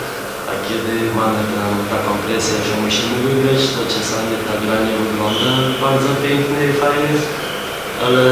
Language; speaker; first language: Polish; non-native, fluent; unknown